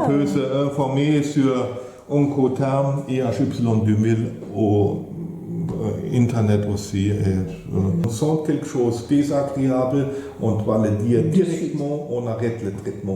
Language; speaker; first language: French; non-native, fluent; German